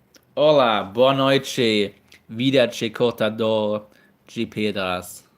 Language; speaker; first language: Portuguese; non-native, learner; German